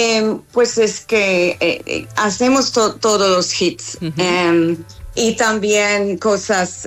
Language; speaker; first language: Spanish; non-native, fluent; English